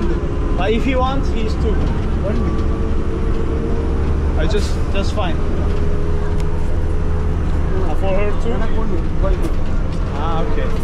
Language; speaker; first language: English; non-native, learner; Turkish